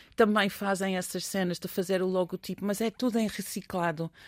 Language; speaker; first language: Portuguese; non-native, fluent; English